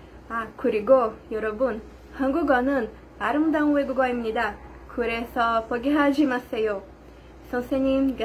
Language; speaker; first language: Korean; non-native, learner; Portuguese